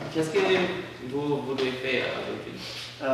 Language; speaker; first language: French; non-native, learner; English